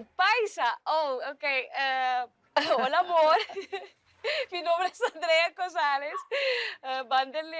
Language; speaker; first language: Spanish; non-native, learner; Dutch